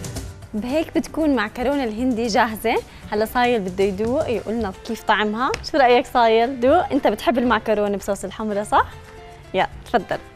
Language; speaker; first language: Arabic; native; Arabic